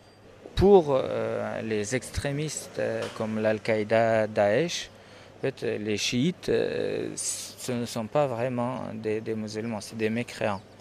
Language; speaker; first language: French; non-native, fluent; Persian